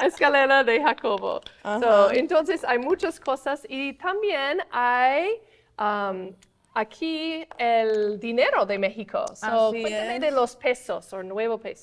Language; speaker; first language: Spanish; non-native, fluent; English